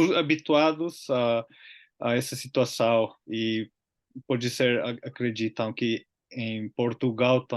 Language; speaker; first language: Portuguese; non-native, learner; Finnish